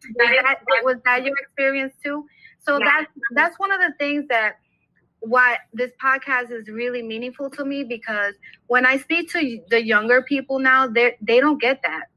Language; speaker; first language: English; native; English